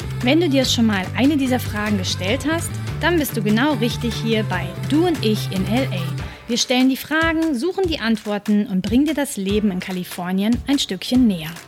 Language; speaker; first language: German; native; German